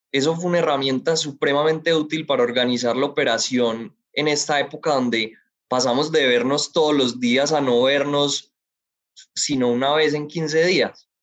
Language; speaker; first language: Spanish; native; Spanish